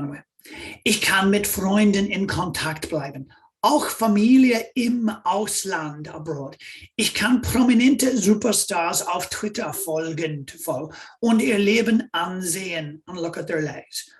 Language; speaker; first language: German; non-native, fluent; English